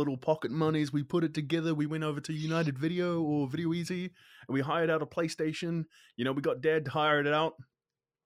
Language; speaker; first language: English; native; English